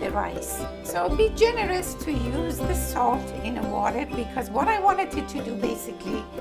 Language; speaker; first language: English; non-native, learner; Persian